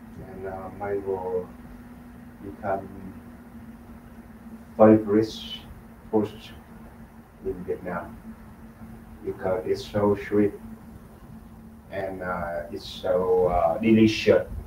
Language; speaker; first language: English; non-native, learner; Vietnamese